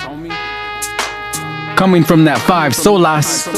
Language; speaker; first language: English; early bilingual, other home language; Spanish